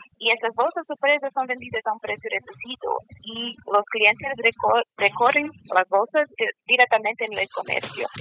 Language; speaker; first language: Spanish; non-native, learner; Portuguese